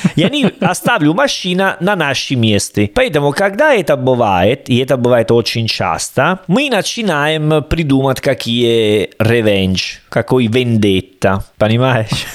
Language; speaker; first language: Russian; non-native, learner; Italian